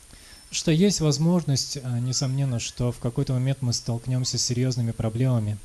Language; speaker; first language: Russian; native; Russian